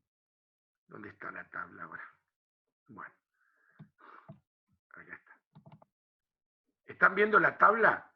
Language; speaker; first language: Spanish; native; Spanish